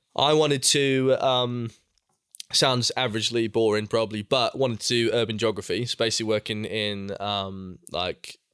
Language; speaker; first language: English; native; English